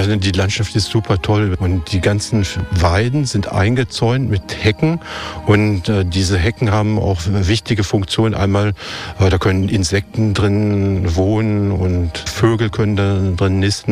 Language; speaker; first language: German; native; German